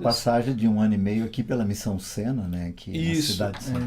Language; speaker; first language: Portuguese; native; Portuguese